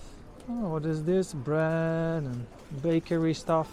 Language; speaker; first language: English; non-native, fluent; Dutch